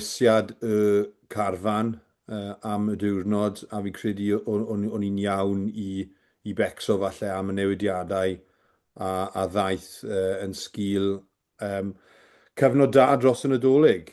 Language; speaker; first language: Welsh; native; Welsh